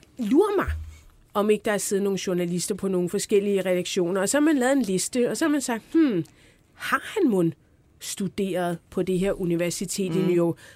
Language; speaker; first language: Danish; native; Danish